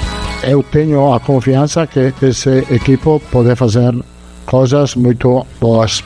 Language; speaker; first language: Portuguese; non-native, learner; Italian